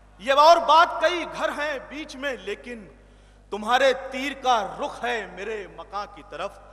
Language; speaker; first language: Urdu; non-native, local second language; Hindi